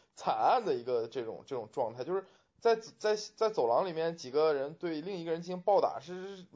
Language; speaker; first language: Chinese; native; Chinese